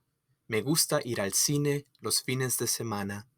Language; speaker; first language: Spanish; non-native, fluent; English